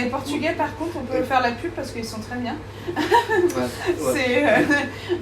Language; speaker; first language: French; native; French